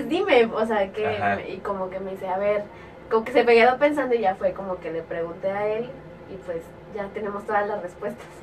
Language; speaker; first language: Spanish; native; Spanish